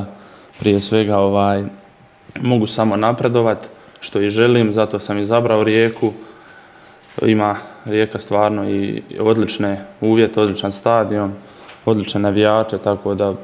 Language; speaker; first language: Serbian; early bilingual, heritage; Croatian